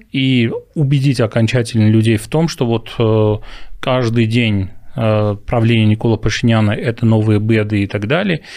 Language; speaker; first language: Russian; non-native, local second language; Armenian